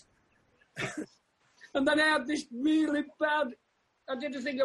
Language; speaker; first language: English; native; English